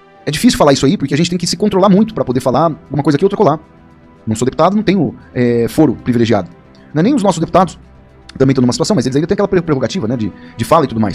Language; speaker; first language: Portuguese; native; Portuguese